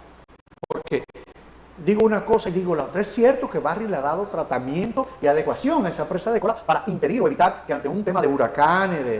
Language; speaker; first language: Spanish; native; Spanish